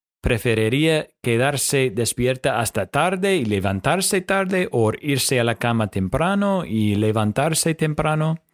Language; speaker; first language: Spanish; non-native, fluent; English